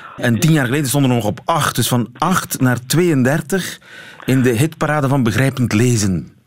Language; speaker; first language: Dutch; native; Dutch